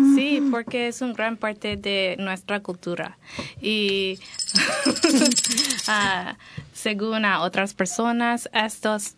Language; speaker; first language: Spanish; non-native, learner; English